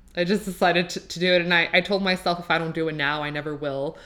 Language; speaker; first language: English; non-native, fluent; French